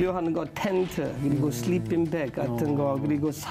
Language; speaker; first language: Korean; non-native, learner; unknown